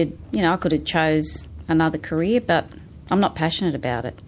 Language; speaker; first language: English; native; English